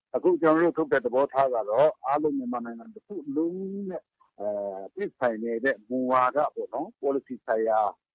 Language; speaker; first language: Burmese; non-native, local second language; Kachin